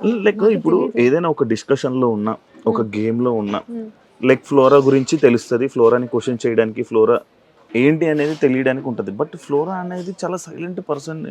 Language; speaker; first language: Telugu; native; Telugu